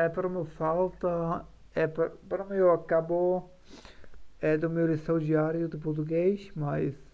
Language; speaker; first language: Portuguese; non-native, learner; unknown